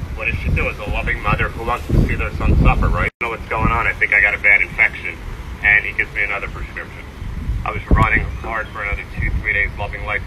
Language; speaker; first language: English; native; English